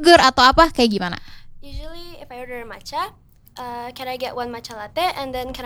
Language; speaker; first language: English; non-native, fluent; Indonesian